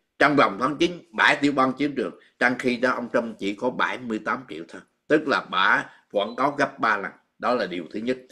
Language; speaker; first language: Vietnamese; native; Vietnamese